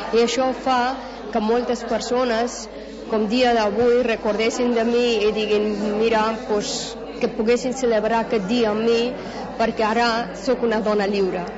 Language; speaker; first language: Catalan; non-native, fluent; Persian